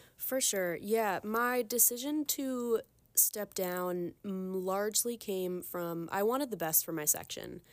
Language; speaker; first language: English; native; English